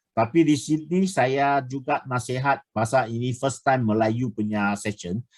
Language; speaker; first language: Malay; non-native, local second language; Chinese